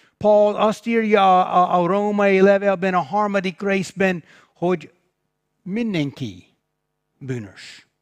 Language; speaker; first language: Hungarian; non-native, fluent; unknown